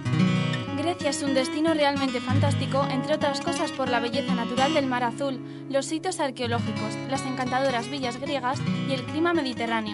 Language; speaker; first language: Spanish; native; Spanish